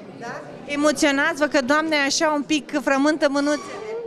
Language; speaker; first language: Romanian; native; Romanian